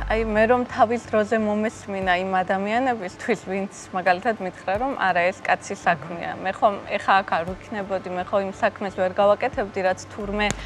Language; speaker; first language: Georgian; native; Georgian